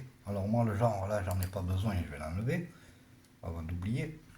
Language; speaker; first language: French; native; French